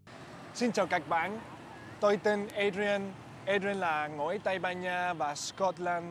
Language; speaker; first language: Vietnamese; non-native, learner; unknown